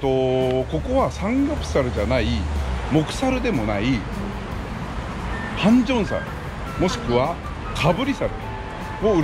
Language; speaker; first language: Japanese; native; Japanese